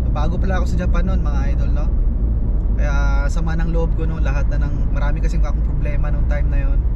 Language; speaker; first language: Filipino; native; Filipino